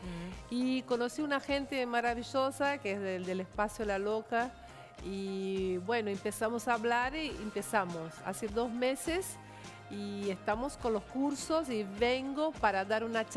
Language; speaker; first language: Spanish; non-native, fluent; Portuguese